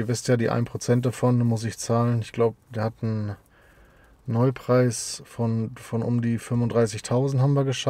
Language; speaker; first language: German; native; German